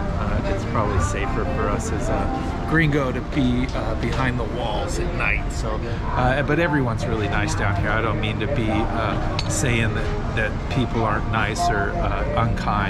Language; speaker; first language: English; native; English